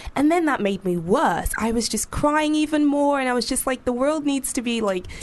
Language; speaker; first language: English; non-native, local second language; Yoruba